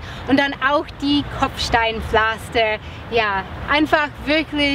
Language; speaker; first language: German; non-native, learner; English